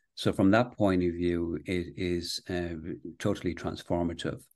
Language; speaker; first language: English; native; English